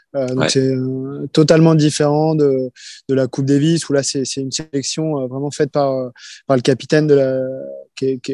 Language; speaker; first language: French; native; French